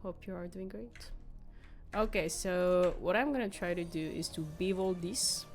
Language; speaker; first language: English; non-native, fluent; French